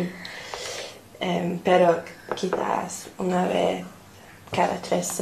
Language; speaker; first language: Spanish; non-native, fluent; English